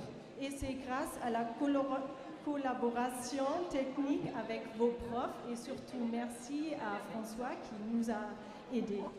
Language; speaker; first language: French; non-native, fluent; German